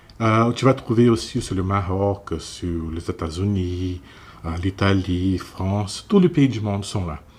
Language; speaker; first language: French; non-native, fluent; Portuguese